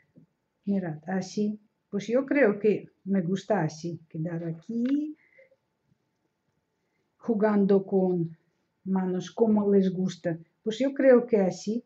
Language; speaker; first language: Spanish; non-native, learner; Russian